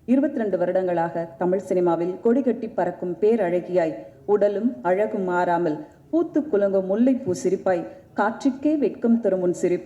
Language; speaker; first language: Tamil; native; Tamil